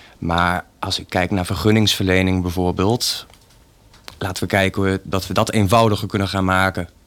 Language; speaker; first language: Dutch; native; Dutch